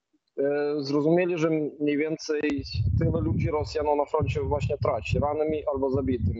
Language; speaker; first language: Polish; non-native, fluent; Ukrainian